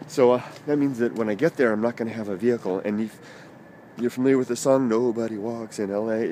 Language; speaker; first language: English; native; English